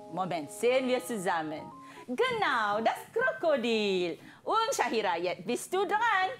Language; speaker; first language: German; non-native, fluent; Malay